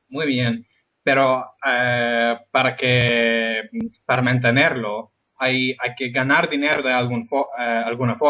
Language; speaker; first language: Spanish; non-native, fluent; English